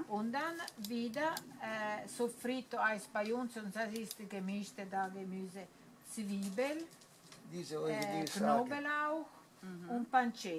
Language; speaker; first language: German; non-native, learner; Italian